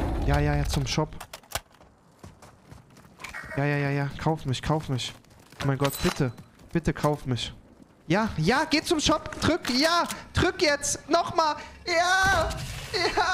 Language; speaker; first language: German; native; German